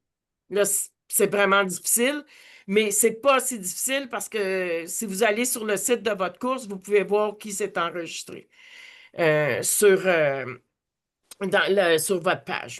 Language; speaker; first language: French; native; French